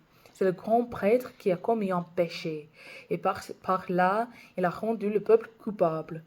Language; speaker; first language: French; non-native, fluent; English